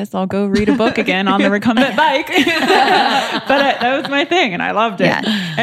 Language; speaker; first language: English; native; English